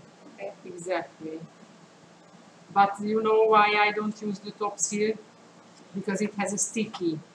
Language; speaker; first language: English; non-native, fluent; Hungarian